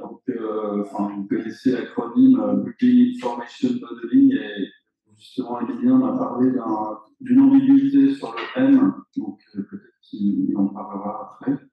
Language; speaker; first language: French; native; French